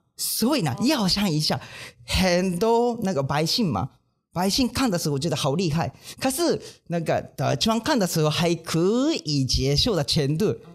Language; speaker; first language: Chinese; non-native, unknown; Japanese